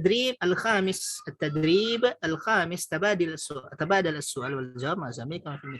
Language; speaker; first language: Arabic; non-native, fluent; Indonesian